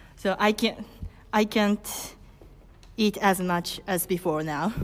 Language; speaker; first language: English; non-native, learner; Japanese